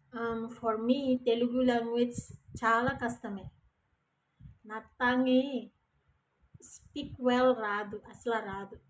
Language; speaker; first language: Telugu; non-native, learner; Indonesian